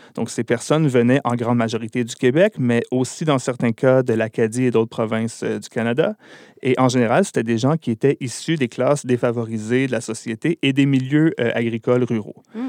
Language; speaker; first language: French; native; French